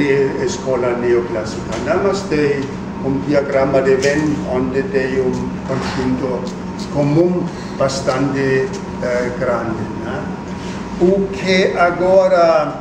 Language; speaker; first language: Portuguese; non-native, fluent; German